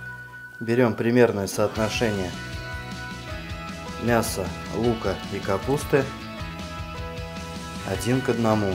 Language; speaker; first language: Russian; native; Russian